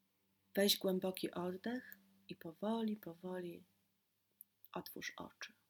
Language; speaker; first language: Polish; native; Polish